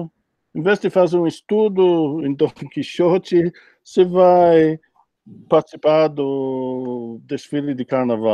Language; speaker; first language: Portuguese; non-native, fluent; English